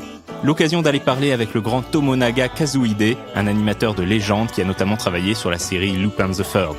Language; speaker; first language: French; native; French